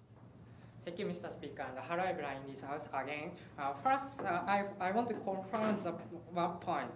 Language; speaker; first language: English; non-native, learner; Japanese